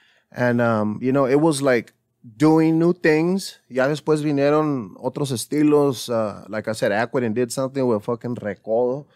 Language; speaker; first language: English; early bilingual, other home language; Spanish